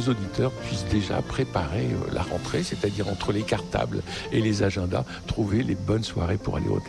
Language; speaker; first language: French; native; French